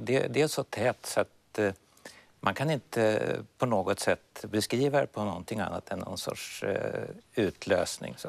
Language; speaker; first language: Swedish; native; Swedish